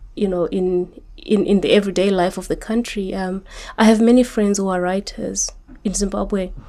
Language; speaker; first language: English; non-native, local second language; Shona